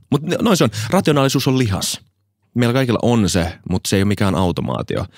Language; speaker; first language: Finnish; native; Finnish